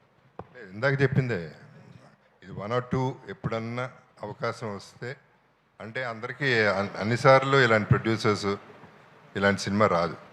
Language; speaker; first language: Telugu; native; Telugu